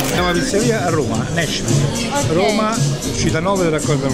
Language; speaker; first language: Italian; native; Italian